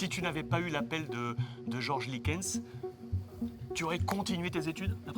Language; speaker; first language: French; native; French